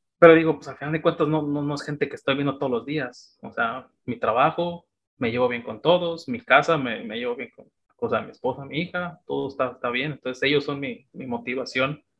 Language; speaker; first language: Spanish; native; Spanish